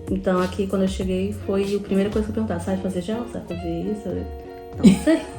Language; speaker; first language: Portuguese; native; Portuguese